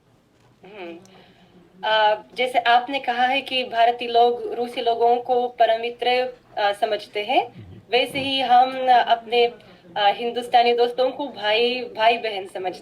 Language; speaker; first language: Hindi; non-native, fluent; Russian